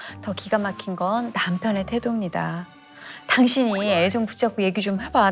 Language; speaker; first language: Korean; native; Korean